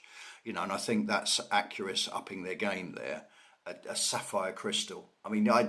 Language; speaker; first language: English; native; English